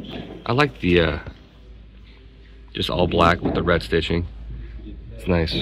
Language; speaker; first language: English; native; English